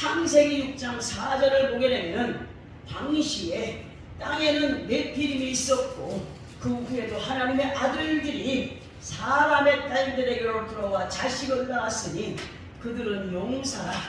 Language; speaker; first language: Korean; native; Korean